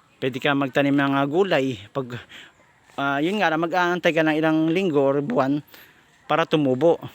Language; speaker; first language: Filipino; non-native, local second language; Bikol